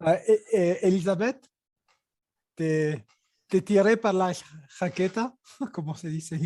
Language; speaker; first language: Spanish; non-native, fluent; Italian